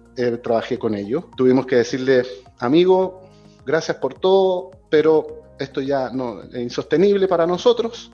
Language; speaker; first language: Spanish; native; Spanish